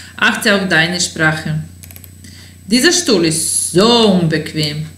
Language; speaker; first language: German; non-native, fluent; Serbian